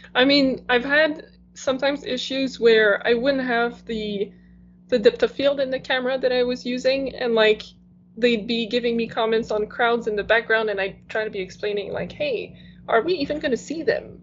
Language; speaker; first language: English; non-native, fluent; French